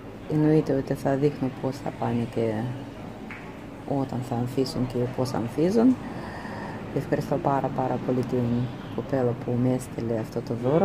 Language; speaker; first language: Greek; non-native, fluent; Russian